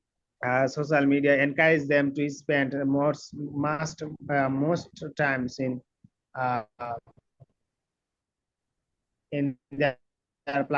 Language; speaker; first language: English; non-native, learner; Bangla